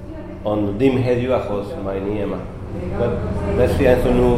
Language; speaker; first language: Welsh; non-native, local second language; Spanish